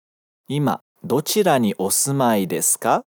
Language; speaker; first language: Japanese; non-native, fluent; Portuguese